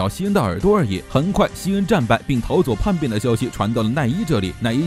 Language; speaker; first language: Chinese; native; Chinese